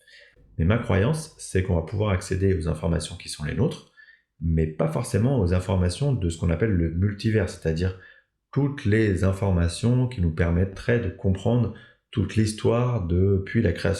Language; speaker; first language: French; native; French